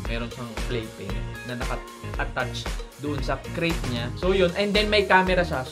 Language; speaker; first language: Filipino; native; Filipino